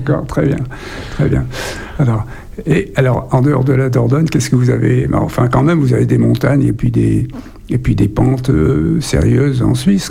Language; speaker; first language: French; native; French